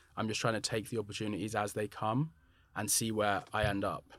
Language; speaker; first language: English; native; English